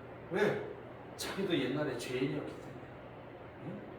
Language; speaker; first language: Korean; native; Korean